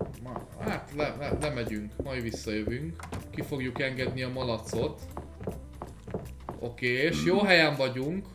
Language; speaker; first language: Hungarian; native; Hungarian